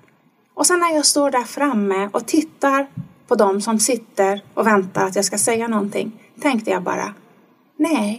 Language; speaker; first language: Swedish; non-native, fluent; Persian